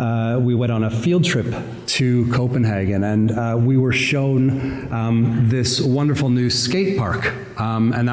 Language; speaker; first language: English; native; English